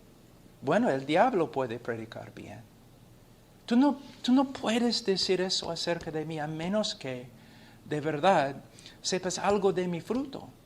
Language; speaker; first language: Spanish; non-native, fluent; English